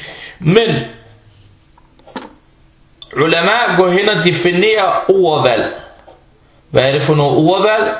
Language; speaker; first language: Danish; early bilingual, other home language; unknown